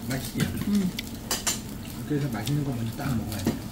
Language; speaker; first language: Korean; native; Korean